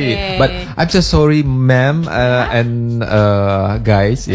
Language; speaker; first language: English; non-native, learner; Indonesian